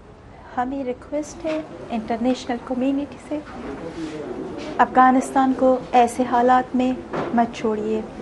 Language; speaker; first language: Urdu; non-native, learner; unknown